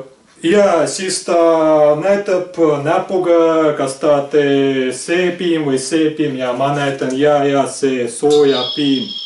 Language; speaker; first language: Estonian; non-native, local second language; Russian